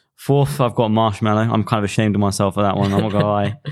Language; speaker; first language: English; native; English